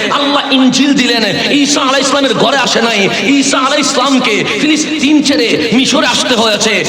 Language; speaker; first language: Bangla; non-native, local second language; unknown